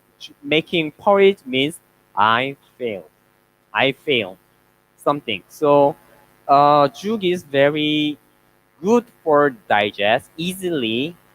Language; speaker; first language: English; non-native, learner; Korean